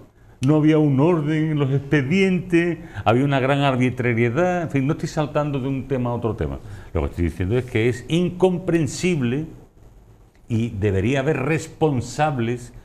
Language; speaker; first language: Spanish; native; Spanish